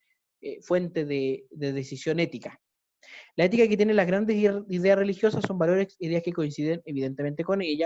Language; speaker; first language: Spanish; native; Spanish